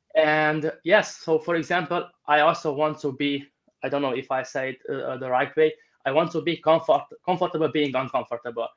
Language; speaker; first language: English; non-native, fluent; Romanian